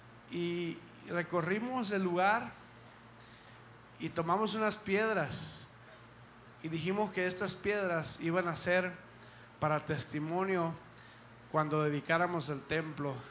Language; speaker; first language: Spanish; early bilingual, heritage; Spanish